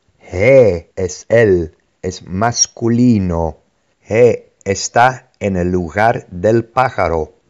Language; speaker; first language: Spanish; non-native, fluent; Dutch